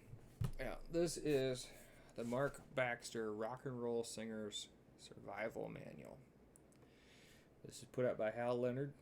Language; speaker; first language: English; native; English